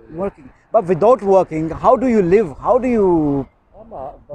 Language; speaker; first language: English; non-native, learner; Urdu